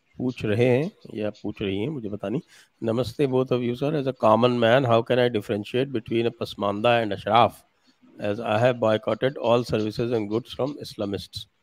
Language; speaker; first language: Hindi; native; Hindi